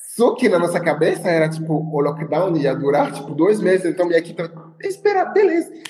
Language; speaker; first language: Portuguese; non-native, fluent; French